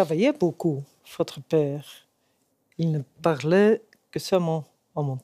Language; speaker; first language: French; non-native, fluent; Dutch